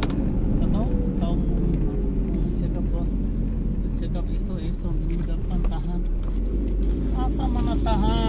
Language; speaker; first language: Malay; non-native, learner; Bangla